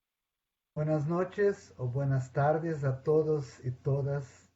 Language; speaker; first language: Spanish; non-native, fluent; Portuguese